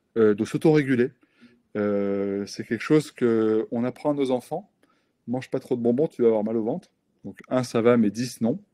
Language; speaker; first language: French; native; French